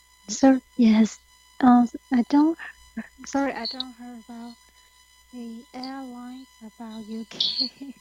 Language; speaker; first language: English; non-native, learner; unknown